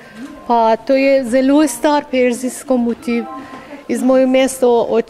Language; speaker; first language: Slovenian; non-native, learner; Persian